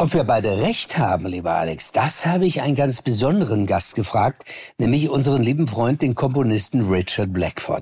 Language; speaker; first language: German; native; German